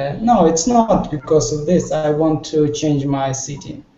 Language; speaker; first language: English; non-native, learner; Russian